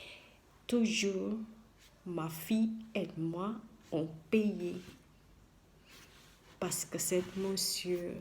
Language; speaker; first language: French; non-native, learner; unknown